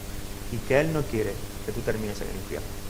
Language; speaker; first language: Spanish; native; Spanish